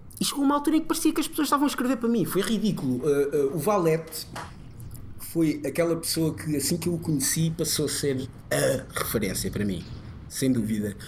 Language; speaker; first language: Portuguese; early bilingual, other home language; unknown